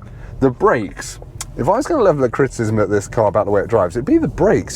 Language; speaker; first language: English; native; English